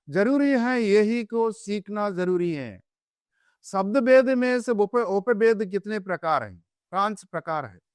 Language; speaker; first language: Hindi; non-native, local second language; Telugu